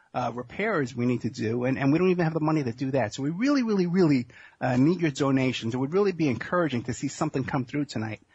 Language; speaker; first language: English; native; English